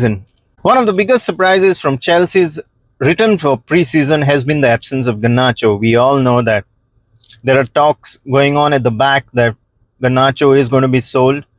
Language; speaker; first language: English; non-native, local second language; Konkani